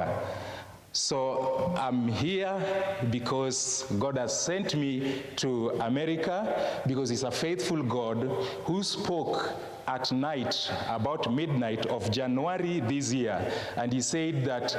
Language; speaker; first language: English; non-native, local second language; Luo (Kenya and Tanzania)